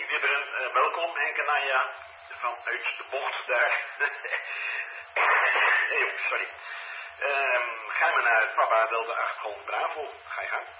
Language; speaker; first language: Dutch; native; Dutch